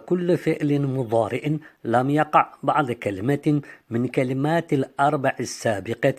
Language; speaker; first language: Arabic; non-native, fluent; Uzbek